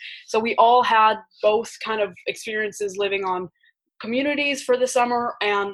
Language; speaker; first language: English; early bilingual, other home language; French